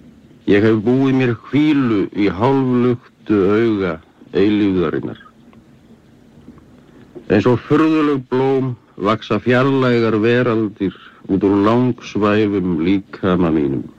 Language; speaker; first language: Icelandic; native; Icelandic